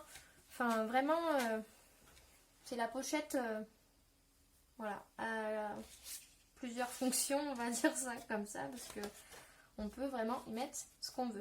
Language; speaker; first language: French; native; French